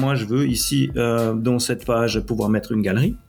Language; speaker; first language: French; native; French